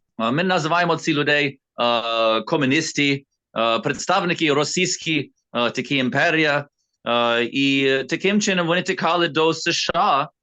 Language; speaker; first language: Ukrainian; early bilingual, heritage; Ukrainian